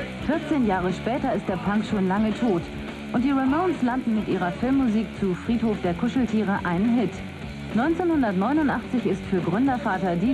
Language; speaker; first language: German; native; German